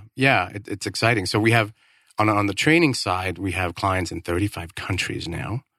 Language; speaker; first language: English; non-native, fluent; Danish